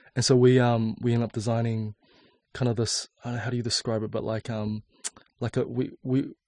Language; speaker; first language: English; native; English